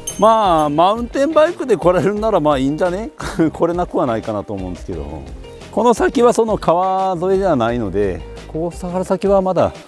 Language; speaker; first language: Japanese; native; Japanese